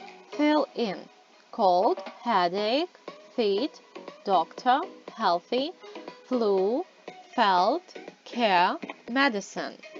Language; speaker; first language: English; non-native, fluent; Ukrainian